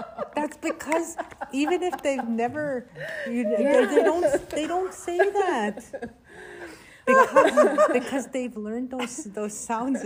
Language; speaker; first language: English; non-native, fluent; Cree